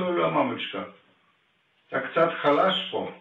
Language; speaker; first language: Hebrew; non-native, fluent; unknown